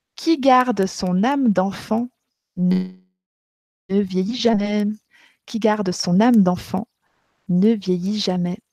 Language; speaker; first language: French; native; French